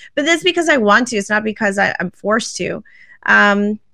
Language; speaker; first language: English; native; English